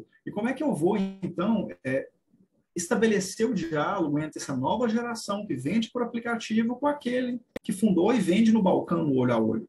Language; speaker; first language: Portuguese; native; Portuguese